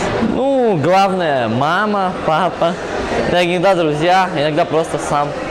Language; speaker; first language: Russian; early bilingual, other home language; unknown